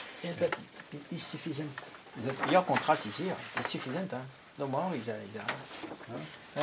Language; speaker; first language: English; non-native, learner; French